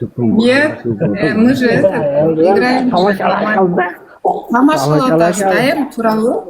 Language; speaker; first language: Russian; non-native, local second language; Kyrgyz